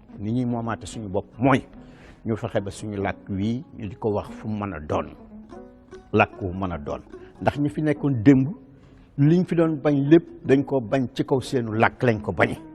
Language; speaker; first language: Wolof; native; Wolof